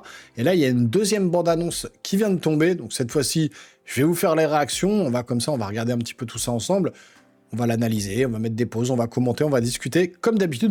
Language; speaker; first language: French; native; French